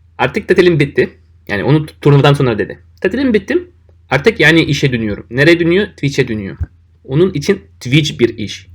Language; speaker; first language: Turkish; non-native, fluent; Russian